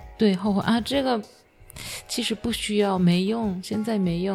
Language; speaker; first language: Chinese; non-native, learner; Japanese